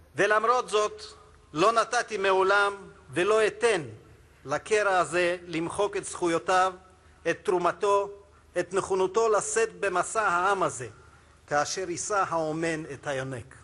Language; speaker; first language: Hebrew; non-native, fluent; Russian